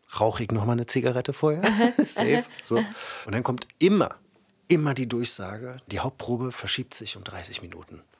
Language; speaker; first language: German; native; German